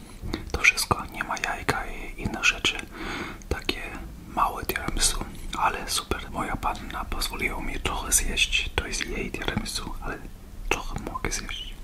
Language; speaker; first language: Polish; early bilingual, heritage; Polish